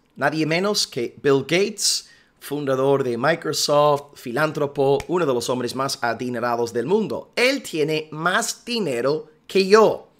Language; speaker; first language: Spanish; non-native, fluent; English